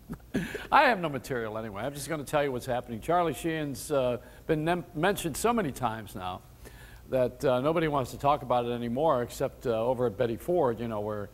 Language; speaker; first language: English; native; English